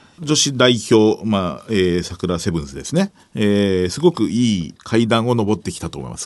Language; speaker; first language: Japanese; native; Japanese